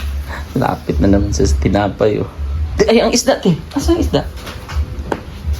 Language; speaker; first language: Filipino; native; Filipino